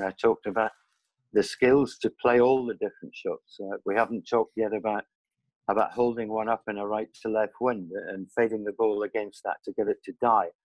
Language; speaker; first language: English; native; English